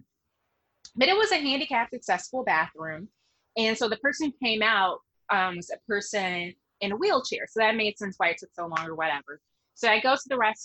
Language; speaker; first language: English; native; English